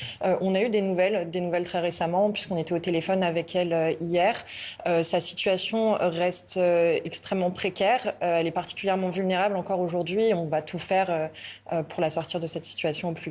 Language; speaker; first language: French; native; French